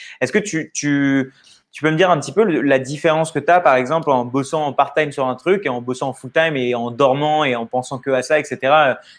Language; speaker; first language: French; native; French